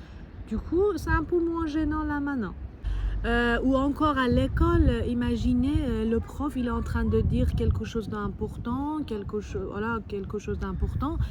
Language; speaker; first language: French; non-native, fluent; Persian